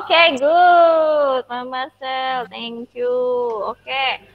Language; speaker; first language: English; non-native, fluent; Indonesian